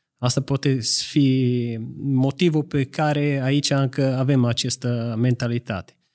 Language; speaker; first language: Romanian; non-native, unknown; Italian